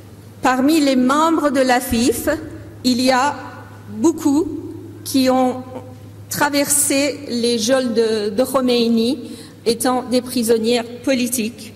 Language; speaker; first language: French; non-native, fluent; Persian